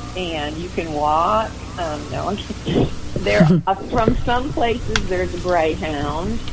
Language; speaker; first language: English; native; English